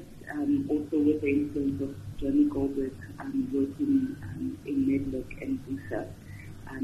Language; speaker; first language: English; non-native, local second language; Xhosa